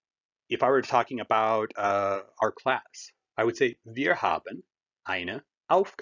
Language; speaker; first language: German; non-native, fluent; English